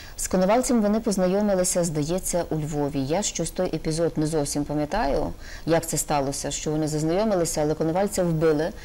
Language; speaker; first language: Ukrainian; native; Ukrainian